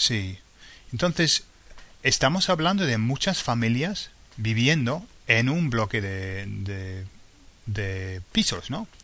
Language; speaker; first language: Spanish; non-native, fluent; English